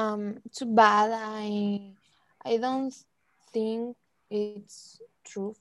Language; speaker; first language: English; non-native, learner; Spanish